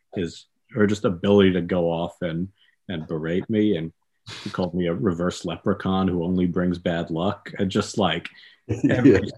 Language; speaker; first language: English; native; English